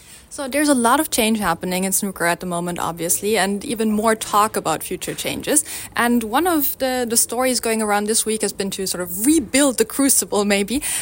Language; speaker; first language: English; non-native, fluent; German